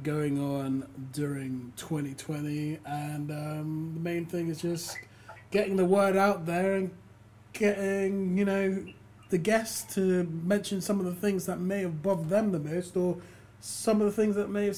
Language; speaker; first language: English; native; English